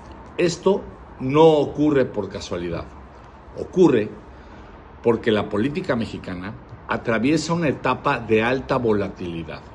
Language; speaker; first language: Spanish; native; Spanish